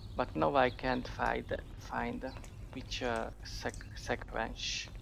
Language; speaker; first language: English; non-native, learner; Hungarian